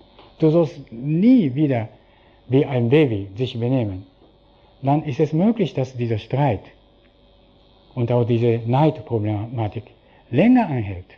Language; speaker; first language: German; non-native, fluent; Japanese